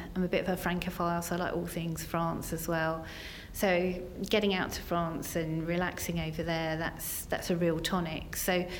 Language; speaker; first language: English; native; English